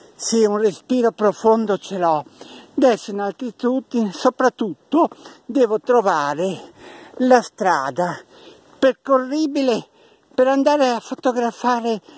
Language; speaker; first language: Italian; native; Italian